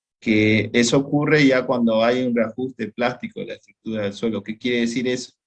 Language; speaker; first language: Spanish; native; Spanish